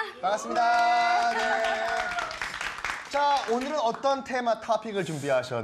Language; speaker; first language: Korean; native; Korean